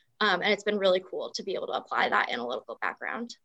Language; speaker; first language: English; native; English